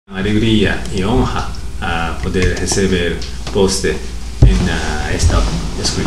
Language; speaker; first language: Portuguese; non-native, learner; Japanese